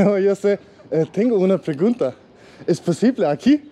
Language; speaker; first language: Spanish; non-native, learner; Danish